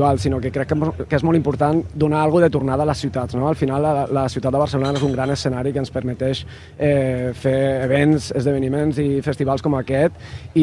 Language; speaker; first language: Catalan; non-native, local second language; Spanish